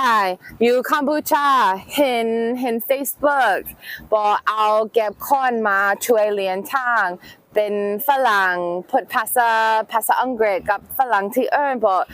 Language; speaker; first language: Thai; non-native, learner; English